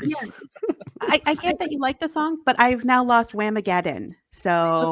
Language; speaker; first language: English; native; English